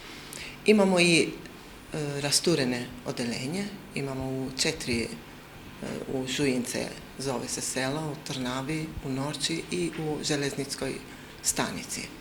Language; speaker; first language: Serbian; non-native, local second language; Albanian